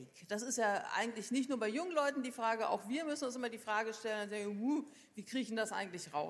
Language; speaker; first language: German; native; German